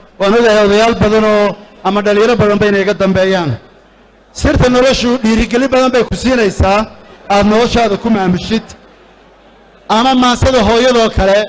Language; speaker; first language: Somali; native; Somali